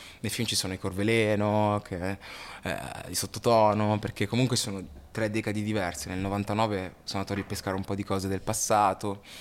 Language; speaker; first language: Italian; early bilingual, other home language; Lingala